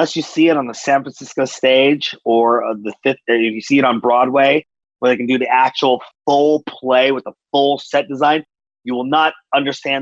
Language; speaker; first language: English; native; English